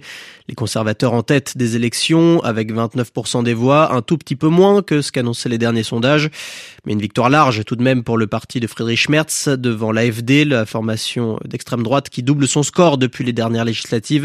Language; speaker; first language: French; native; French